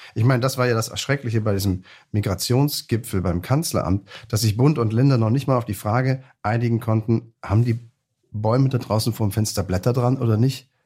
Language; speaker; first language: German; native; German